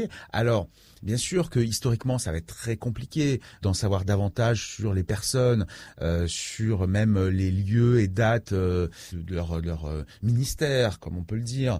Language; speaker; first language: French; native; French